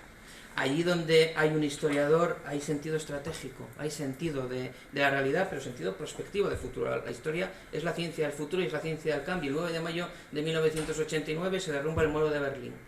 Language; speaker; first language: Spanish; native; Spanish